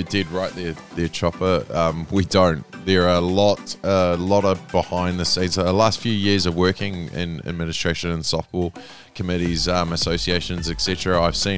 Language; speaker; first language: English; native; English